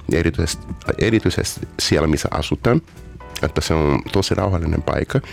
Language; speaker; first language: Finnish; non-native, learner; Portuguese